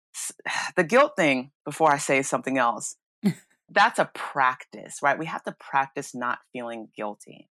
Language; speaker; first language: English; early bilingual, other home language; Yoruba